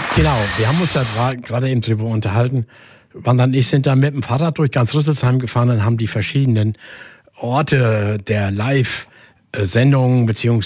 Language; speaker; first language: German; native; German